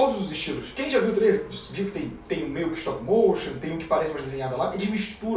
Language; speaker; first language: Portuguese; native; Portuguese